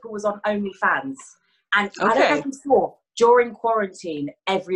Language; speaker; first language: English; native; English